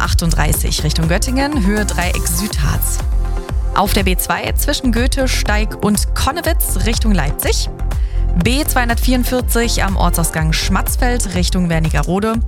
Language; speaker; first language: German; native; German